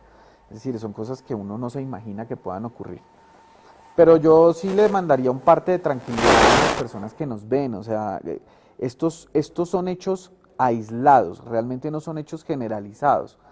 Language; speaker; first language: Spanish; native; Spanish